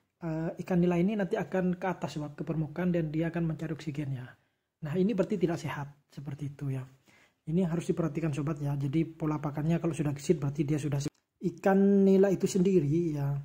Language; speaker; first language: Indonesian; non-native, local second language; Javanese